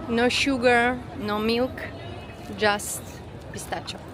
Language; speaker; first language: English; non-native, learner; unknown